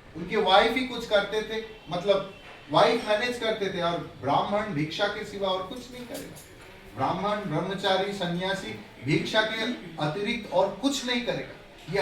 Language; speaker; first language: Hindi; non-native, local second language; Bangla